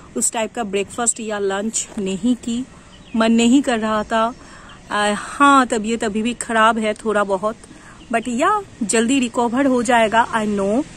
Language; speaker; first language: Hindi; non-native, local second language; Bangla